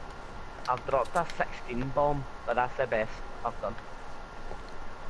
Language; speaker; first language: English; native; English